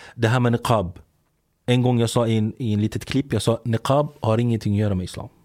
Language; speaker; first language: Swedish; early bilingual, other home language; Arabic